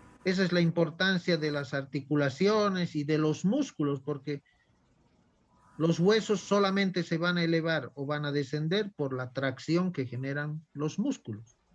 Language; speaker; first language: Spanish; native; Spanish